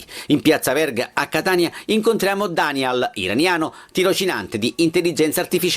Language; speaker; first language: Italian; native; Italian